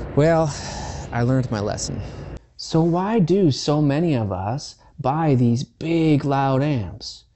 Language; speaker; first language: English; native; English